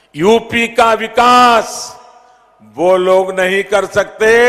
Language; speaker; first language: Hindi; non-native, local second language; Gujarati